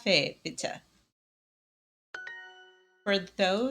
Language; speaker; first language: German; non-native, learner; English